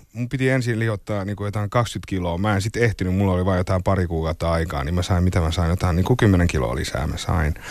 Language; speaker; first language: Finnish; native; Finnish